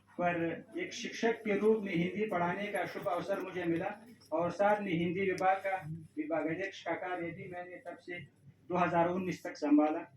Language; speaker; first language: Hindi; non-native, fluent; Pashto